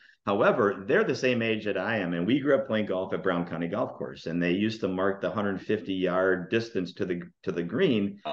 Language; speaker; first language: English; native; English